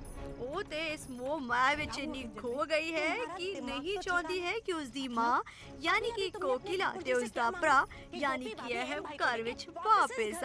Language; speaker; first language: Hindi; non-native, local second language; Punjabi